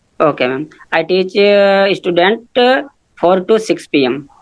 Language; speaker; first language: English; non-native, learner; Hindi